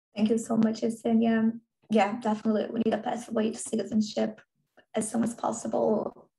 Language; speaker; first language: English; non-native, fluent; Portuguese